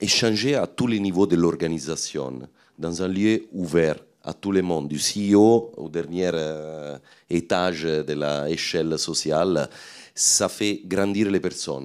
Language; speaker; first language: French; non-native, fluent; Italian